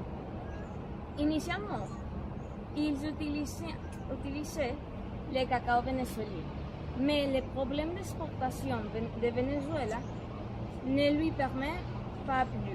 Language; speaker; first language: French; non-native, learner; Spanish